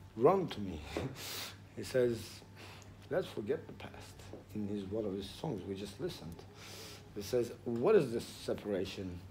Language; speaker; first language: English; non-native, fluent; Turkish